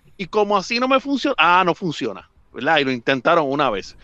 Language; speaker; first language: Spanish; native; Spanish